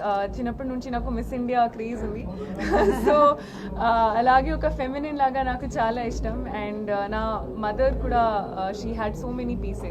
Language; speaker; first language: Telugu; non-native, learner; Hindi